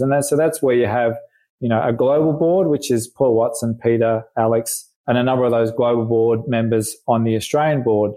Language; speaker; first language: English; native; English